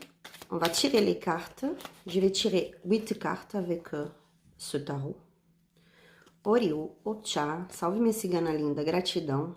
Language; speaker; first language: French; non-native, learner; Spanish